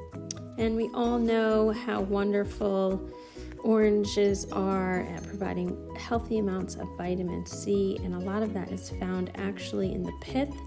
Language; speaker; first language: English; native; English